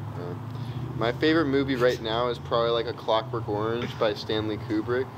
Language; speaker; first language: English; native; English